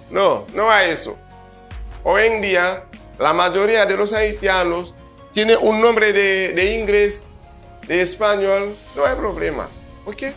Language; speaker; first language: Spanish; non-native, fluent; Haitian Creole